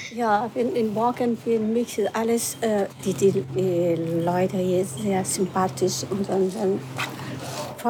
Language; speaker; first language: German; non-native, learner; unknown